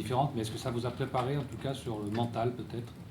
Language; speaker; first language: French; native; French